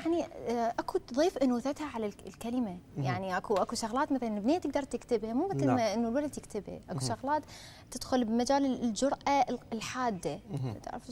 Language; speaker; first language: Arabic; native; Arabic